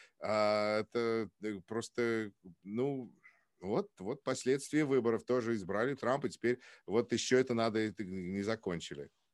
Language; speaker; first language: Russian; native; Russian